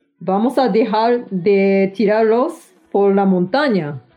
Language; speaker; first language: Spanish; non-native, fluent; Japanese